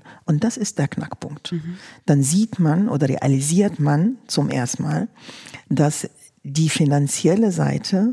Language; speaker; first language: German; non-native, fluent; Arabic